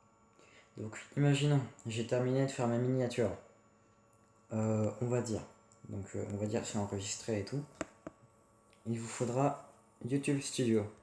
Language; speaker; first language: French; native; French